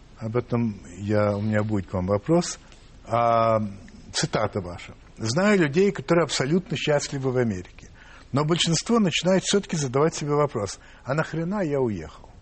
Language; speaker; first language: Russian; non-native, fluent; English